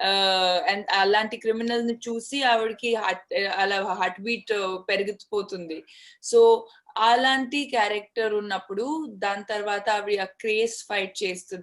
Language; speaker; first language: Telugu; non-native, learner; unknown